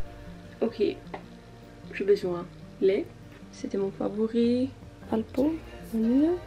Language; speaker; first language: French; non-native, learner; Norwegian